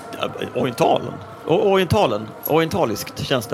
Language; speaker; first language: Swedish; native; Swedish